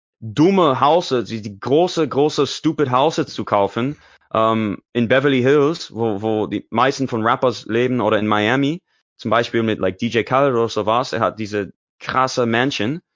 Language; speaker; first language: German; non-native, learner; English